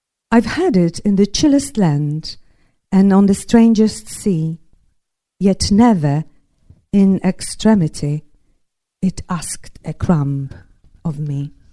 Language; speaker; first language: English; non-native, fluent; Polish